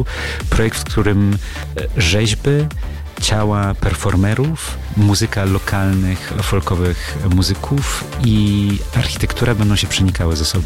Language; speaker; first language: Polish; native; Polish